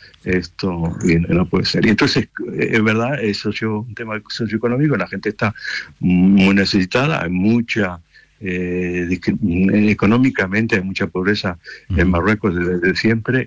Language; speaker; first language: Spanish; native; Spanish